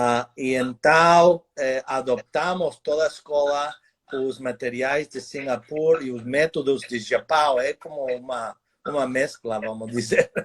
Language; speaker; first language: Portuguese; non-native, fluent; English